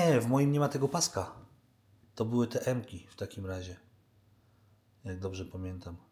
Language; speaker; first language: Polish; native; Polish